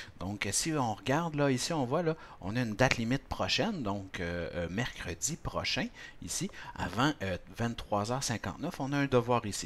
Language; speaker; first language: French; native; French